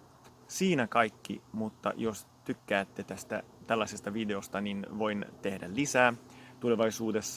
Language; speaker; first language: Finnish; non-native, fluent; Italian